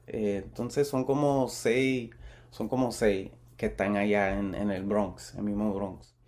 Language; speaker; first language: Spanish; early bilingual, heritage; Spanish